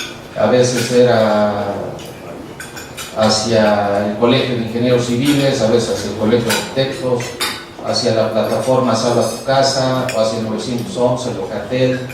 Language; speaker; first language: Spanish; native; Spanish